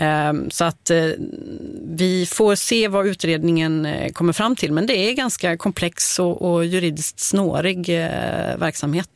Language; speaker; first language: Swedish; native; Swedish